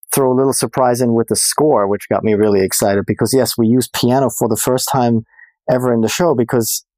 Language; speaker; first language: English; non-native, fluent; German